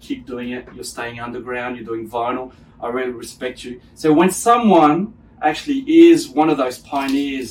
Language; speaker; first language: English; non-native, fluent; French